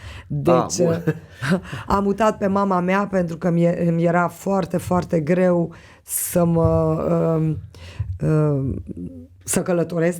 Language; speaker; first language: Romanian; non-native, local second language; Hungarian